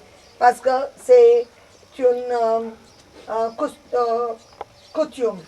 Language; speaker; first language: French; non-native, fluent; Hindi